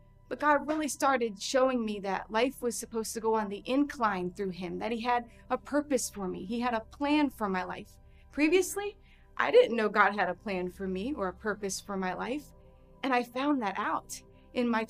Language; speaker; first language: English; native; English